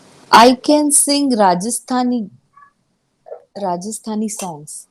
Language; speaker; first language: English; non-native, learner; Hindi